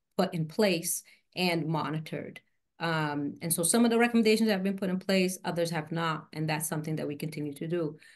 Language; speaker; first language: English; native; English